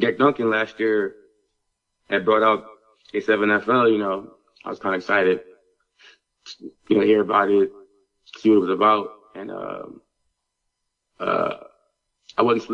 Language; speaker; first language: English; native; English